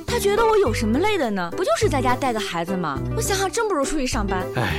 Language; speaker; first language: Chinese; native; Chinese